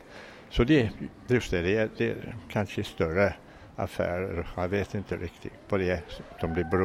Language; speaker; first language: Swedish; non-native, fluent; English